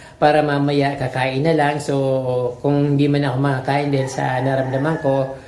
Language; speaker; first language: Filipino; native; Filipino